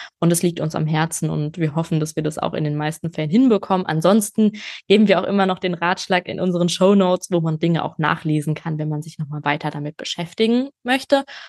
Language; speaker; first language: German; native; German